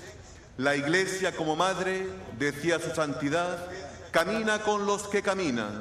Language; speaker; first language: Spanish; native; Spanish